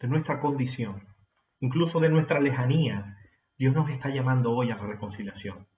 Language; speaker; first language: Spanish; native; Spanish